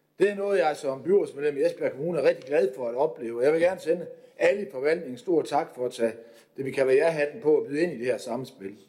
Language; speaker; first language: Danish; native; Danish